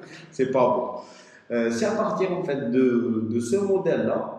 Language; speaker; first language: French; non-native, local second language; Arabic